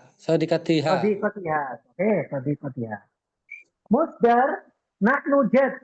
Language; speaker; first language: Arabic; non-native, fluent; Indonesian